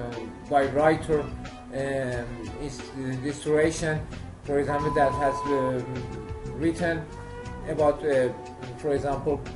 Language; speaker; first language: English; non-native, learner; Persian